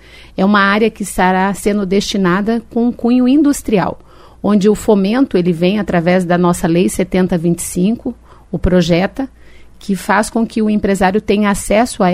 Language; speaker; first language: Portuguese; native; Portuguese